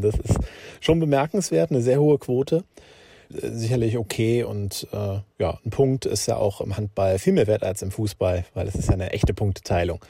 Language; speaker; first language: German; native; German